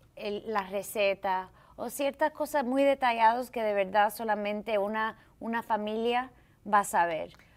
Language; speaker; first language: Spanish; early bilingual, heritage; Spanish